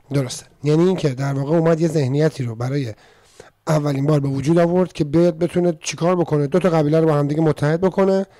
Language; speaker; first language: Persian; native; Persian